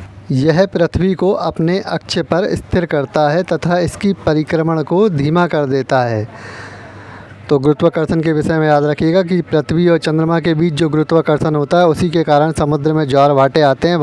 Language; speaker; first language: Hindi; native; Hindi